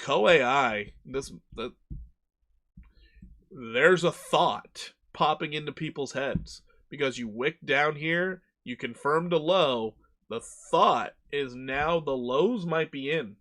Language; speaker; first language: English; native; English